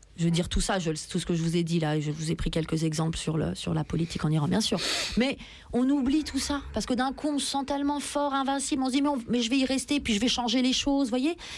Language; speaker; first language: French; early bilingual, other home language; Persian